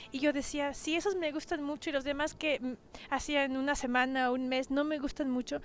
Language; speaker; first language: Spanish; early bilingual, heritage; Spanish